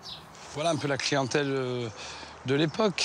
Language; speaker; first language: French; native; French